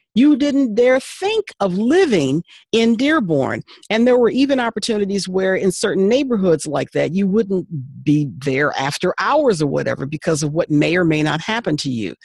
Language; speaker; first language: English; native; English